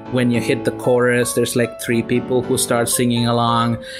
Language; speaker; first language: English; non-native, local second language; Tamil